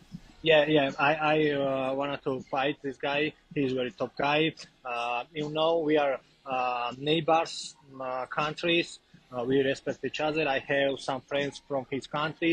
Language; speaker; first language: English; non-native, learner; Georgian